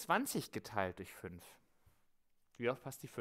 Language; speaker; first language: German; native; German